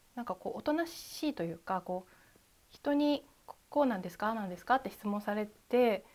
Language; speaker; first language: Japanese; native; Japanese